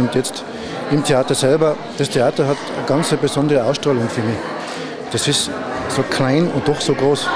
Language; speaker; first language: German; native; German